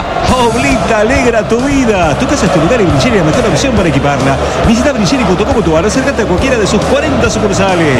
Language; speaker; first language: Spanish; native; Spanish